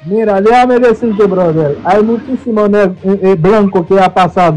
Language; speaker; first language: Spanish; non-native, fluent; Haitian Creole